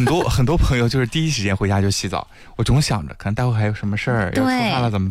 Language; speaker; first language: Chinese; native; Chinese